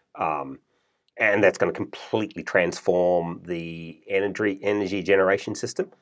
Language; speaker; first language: English; native; English